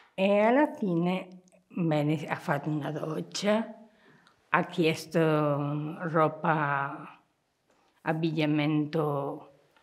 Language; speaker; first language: Italian; non-native, fluent; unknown